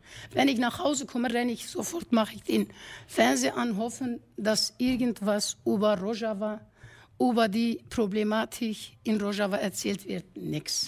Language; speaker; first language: German; non-native, fluent; Kurdish